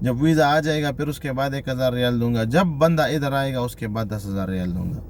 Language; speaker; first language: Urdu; non-native, local second language; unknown